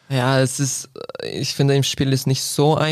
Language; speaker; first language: German; non-native, fluent; Croatian